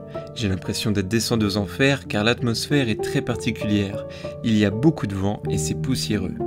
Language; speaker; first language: French; native; French